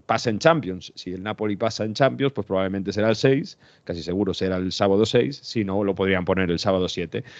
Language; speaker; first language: Spanish; native; Spanish